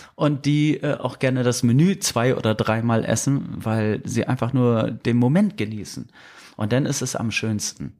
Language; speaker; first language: German; native; German